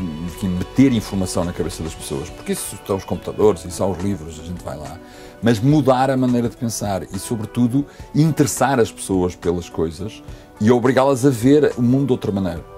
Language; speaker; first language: Portuguese; native; Portuguese